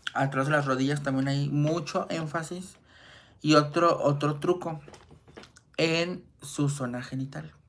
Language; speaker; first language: Spanish; native; Spanish